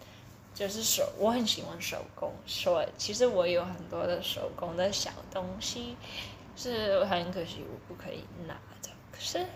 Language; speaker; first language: Chinese; early bilingual, heritage; Chinese